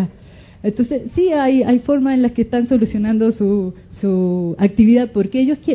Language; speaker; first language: Spanish; native; Spanish